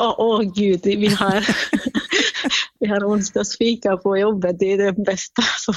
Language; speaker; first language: Swedish; non-native, fluent; Kurdish